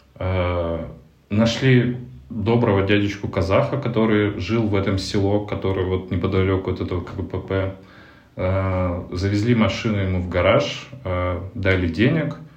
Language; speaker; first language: Russian; native; Russian